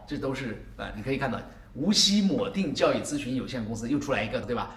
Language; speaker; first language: Chinese; native; Chinese